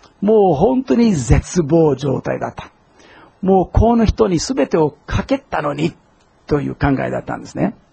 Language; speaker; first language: Japanese; non-native, fluent; English